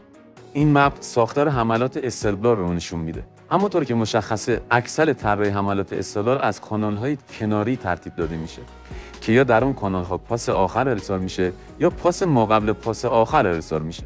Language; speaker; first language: Persian; native; Persian